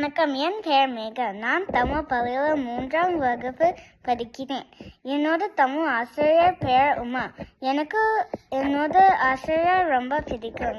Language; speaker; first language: Tamil; early bilingual, heritage; Tamil